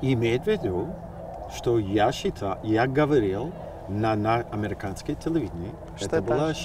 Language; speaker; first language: Russian; non-native, fluent; English